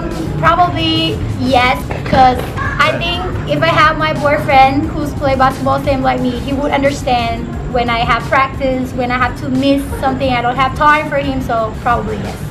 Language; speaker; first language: English; non-native, learner; Thai